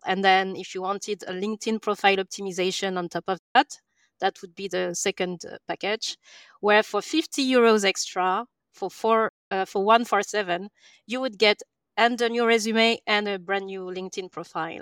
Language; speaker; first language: English; non-native, fluent; French